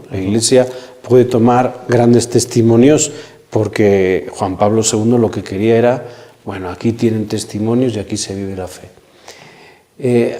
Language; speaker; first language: Spanish; native; Spanish